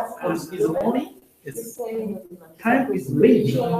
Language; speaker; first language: English; non-native, learner; Japanese